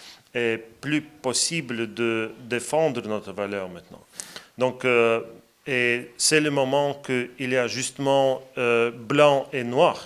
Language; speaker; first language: French; non-native, fluent; Latvian